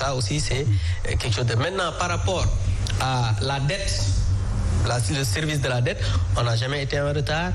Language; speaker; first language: French; non-native, local second language; Wolof